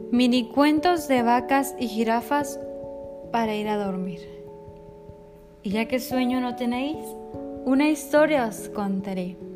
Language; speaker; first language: Spanish; native; Spanish